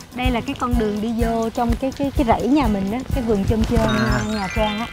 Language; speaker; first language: Vietnamese; native; Vietnamese